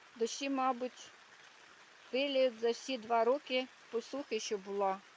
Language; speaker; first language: Ukrainian; native; Ukrainian